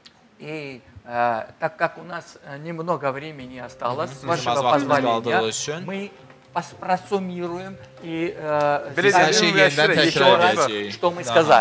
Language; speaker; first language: Russian; non-native, fluent; Georgian